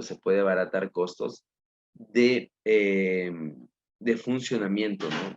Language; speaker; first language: Spanish; native; Spanish